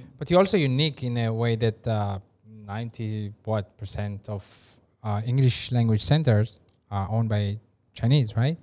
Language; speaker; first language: English; non-native, fluent; Hebrew